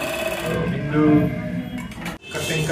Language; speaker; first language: Hindi; non-native, learner; English